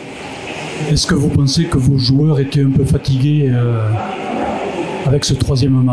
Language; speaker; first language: French; native; French